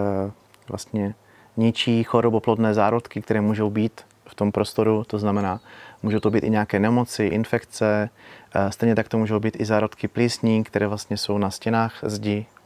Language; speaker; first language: Czech; native; Czech